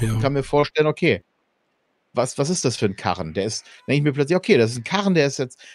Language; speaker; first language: German; native; German